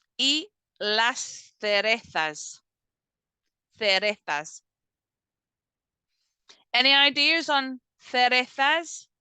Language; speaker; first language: Spanish; non-native, fluent; English